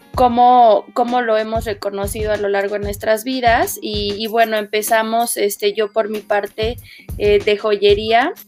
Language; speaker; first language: Spanish; native; Spanish